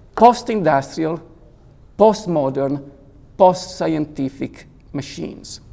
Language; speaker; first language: English; non-native, fluent; Italian